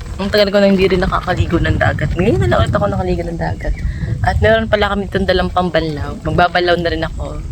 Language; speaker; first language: Filipino; non-native, local second language; Bikol